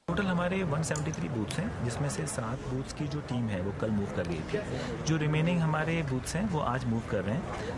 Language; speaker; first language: Hindi; native; Hindi